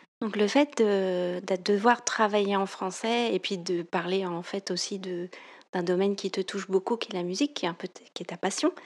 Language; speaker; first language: French; native; French